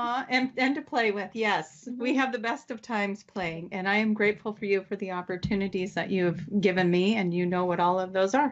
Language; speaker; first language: English; native; English